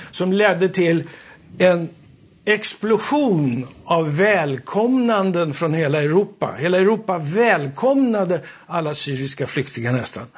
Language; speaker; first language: Swedish; native; Swedish